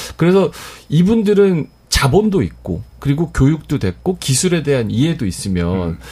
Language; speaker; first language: Korean; native; Korean